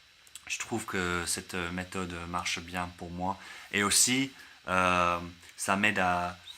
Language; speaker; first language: French; non-native, learner; English